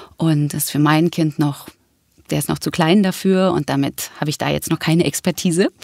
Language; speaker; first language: German; native; German